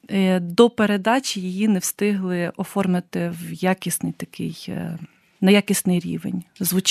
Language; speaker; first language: Ukrainian; native; Ukrainian